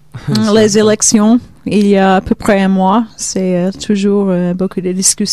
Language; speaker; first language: French; non-native, fluent; Swedish